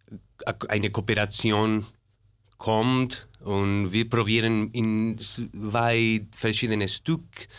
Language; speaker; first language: German; non-native, learner; Spanish